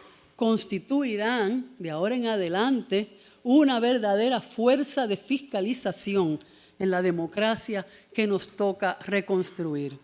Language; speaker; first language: Spanish; native; Spanish